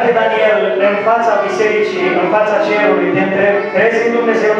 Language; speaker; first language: Romanian; native; Romanian